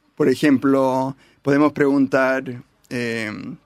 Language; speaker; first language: Spanish; early bilingual, heritage; Spanish